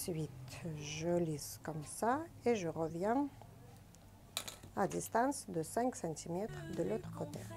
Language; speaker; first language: French; non-native, fluent; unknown